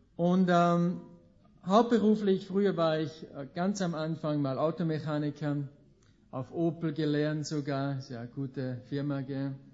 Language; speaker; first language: German; native; German